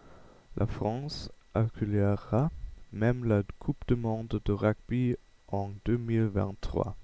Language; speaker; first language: French; non-native, learner; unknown